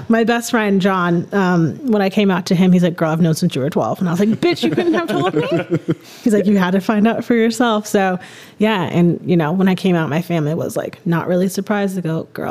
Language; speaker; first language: English; native; English